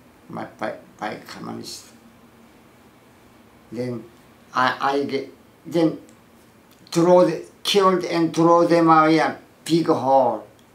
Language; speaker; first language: English; non-native, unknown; Korean